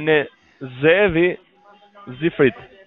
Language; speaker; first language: German; non-native, learner; Spanish